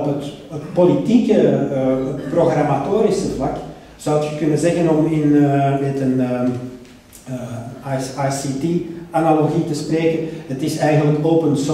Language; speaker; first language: Dutch; native; Dutch